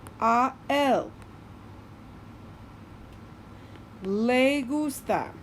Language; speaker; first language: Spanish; non-native, fluent; English